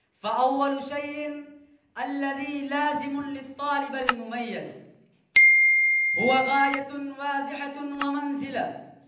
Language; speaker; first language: Arabic; non-native, learner; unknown